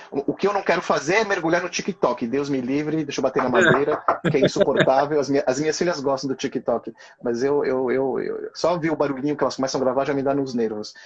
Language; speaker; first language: Portuguese; early bilingual, other home language; Hebrew